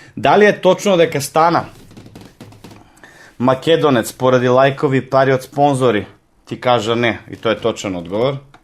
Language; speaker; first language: Macedonian; native; Macedonian